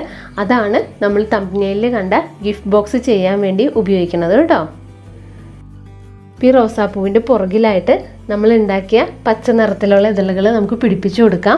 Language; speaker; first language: Malayalam; native; Malayalam